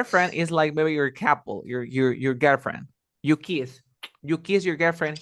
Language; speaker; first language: English; non-native, fluent; Spanish